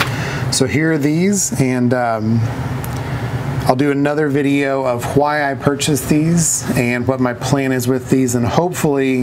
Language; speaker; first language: English; native; English